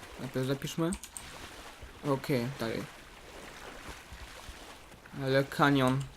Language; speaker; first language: Polish; native; Polish